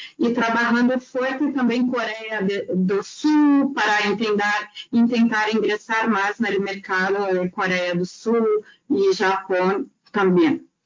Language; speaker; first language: Spanish; non-native, learner; Portuguese